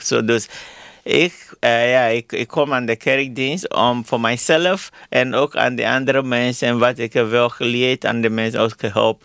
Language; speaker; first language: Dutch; non-native, learner; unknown